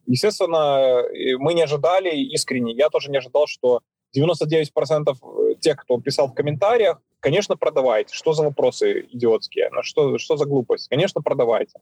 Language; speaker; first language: Russian; native; Russian